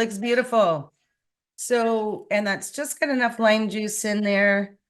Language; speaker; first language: English; native; English